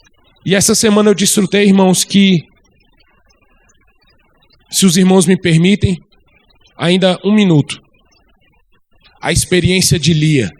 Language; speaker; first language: Portuguese; native; Portuguese